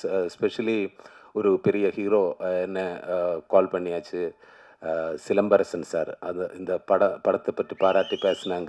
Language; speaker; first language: Tamil; non-native, learner; Malayalam